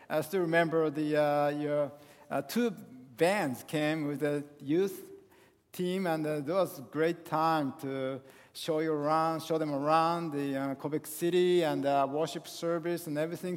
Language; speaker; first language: English; non-native, fluent; Japanese